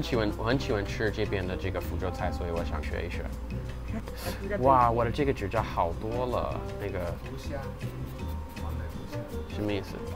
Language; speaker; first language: Chinese; non-native, fluent; English